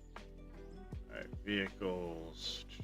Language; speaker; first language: English; native; English